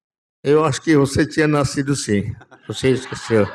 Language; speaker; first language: Portuguese; non-native, local second language; Yanomámi